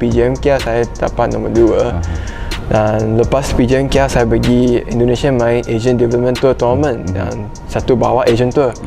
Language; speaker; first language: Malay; non-native, local second language; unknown